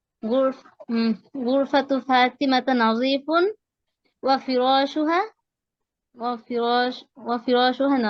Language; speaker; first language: Arabic; non-native, learner; Bangla